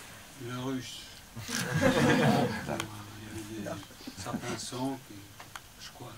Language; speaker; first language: French; non-native, fluent; English